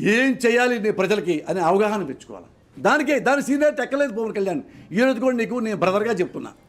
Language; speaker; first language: Telugu; native; Telugu